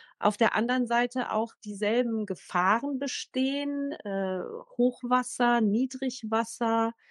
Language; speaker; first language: German; native; German